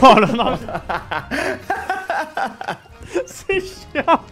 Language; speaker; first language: French; native; French